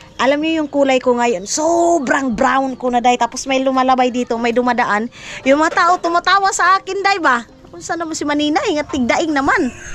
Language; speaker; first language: Filipino; non-native, local second language; Cebuano